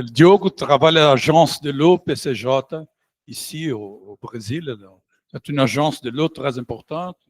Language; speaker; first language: French; non-native, learner; Portuguese